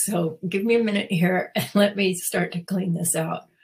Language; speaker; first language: English; native; English